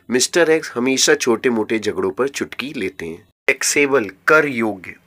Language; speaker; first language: Hindi; native; Hindi